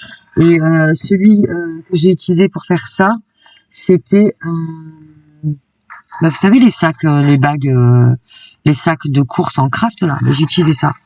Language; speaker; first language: French; native; French